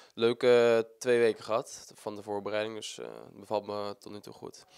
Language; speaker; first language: Dutch; native; Dutch